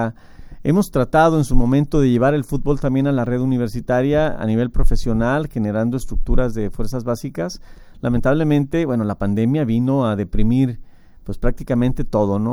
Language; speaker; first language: Spanish; native; Spanish